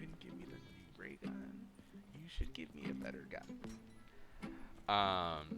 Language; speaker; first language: English; native; English